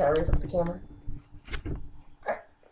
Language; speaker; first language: English; native; English